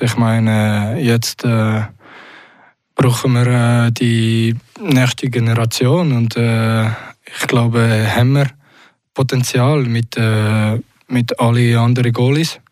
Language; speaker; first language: German; non-native, local second language; French